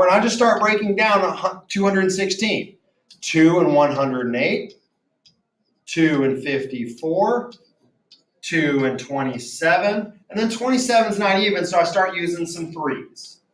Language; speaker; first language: English; native; English